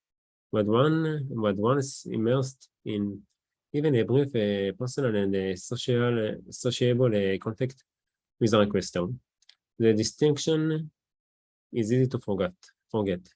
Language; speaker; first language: English; non-native, learner; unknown